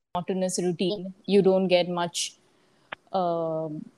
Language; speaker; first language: English; non-native, local second language; Gujarati